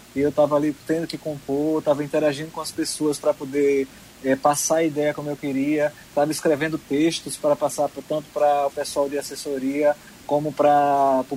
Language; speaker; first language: Portuguese; native; Portuguese